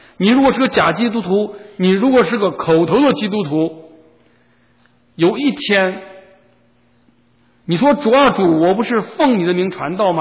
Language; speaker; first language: Chinese; native; Chinese